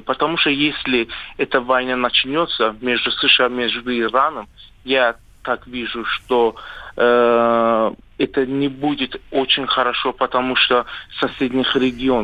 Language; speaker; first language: Russian; non-native, learner; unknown